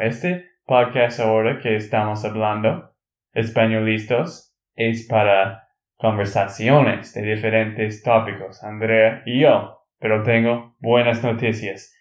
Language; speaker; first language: Spanish; non-native, learner; English